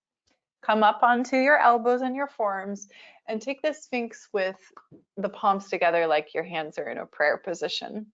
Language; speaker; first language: English; native; English